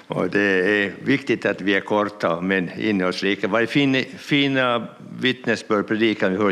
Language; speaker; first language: Swedish; native; Swedish